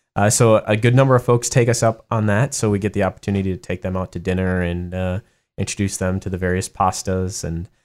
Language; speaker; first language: English; native; English